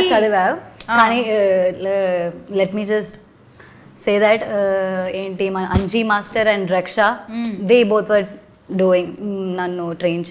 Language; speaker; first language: Telugu; non-native, learner; Malayalam